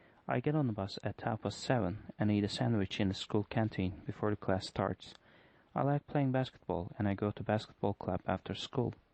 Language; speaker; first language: English; non-native, fluent; Turkish